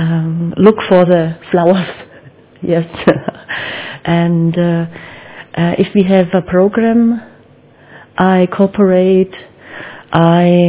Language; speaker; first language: English; non-native, learner; German